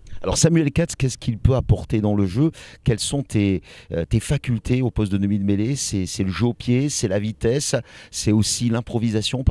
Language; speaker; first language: French; native; French